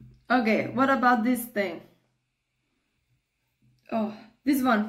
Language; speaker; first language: English; non-native, learner; Thai